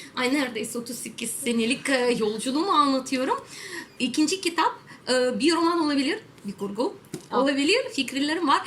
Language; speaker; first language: Turkish; non-native, fluent; Russian